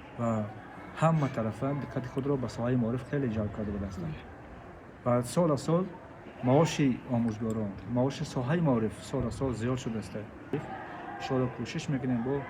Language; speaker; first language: Tajik; non-native, local second language; Shughni